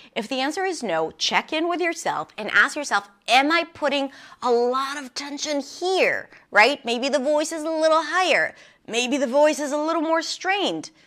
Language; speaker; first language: English; non-native, fluent; Hebrew